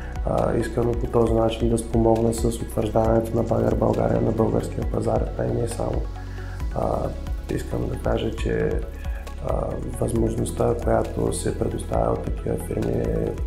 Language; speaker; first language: Bulgarian; native; Bulgarian